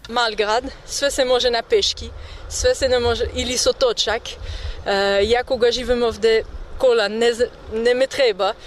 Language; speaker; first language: Macedonian; non-native, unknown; French